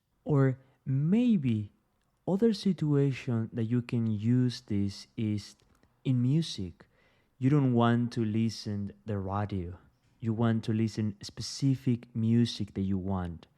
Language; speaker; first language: English; non-native, fluent; Spanish